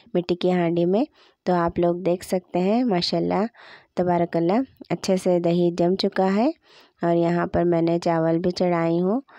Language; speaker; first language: Hindi; native; Hindi